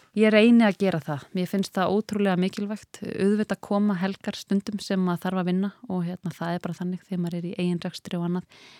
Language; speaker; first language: Icelandic; native; Icelandic